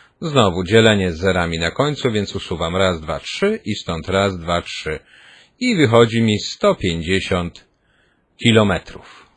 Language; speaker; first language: Polish; native; Polish